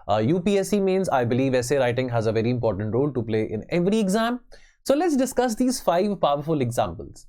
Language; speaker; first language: English; non-native, local second language; Hindi